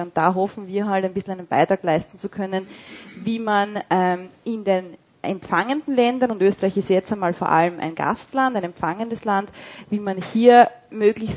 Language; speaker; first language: German; native; German